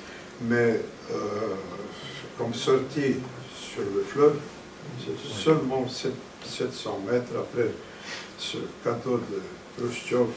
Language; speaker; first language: French; non-native, fluent; Romanian